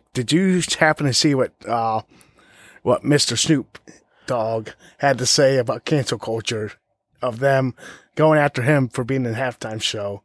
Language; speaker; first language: English; native; English